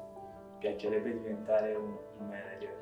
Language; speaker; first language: Italian; non-native, fluent; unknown